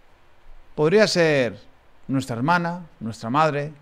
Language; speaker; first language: Spanish; native; Spanish